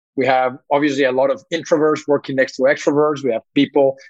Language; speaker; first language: English; early bilingual, other home language; Spanish